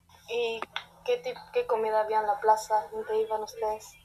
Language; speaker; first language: Spanish; early bilingual, heritage; Spanish